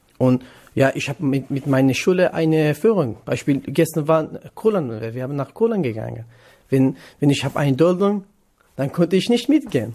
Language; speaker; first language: German; non-native, learner; Kurdish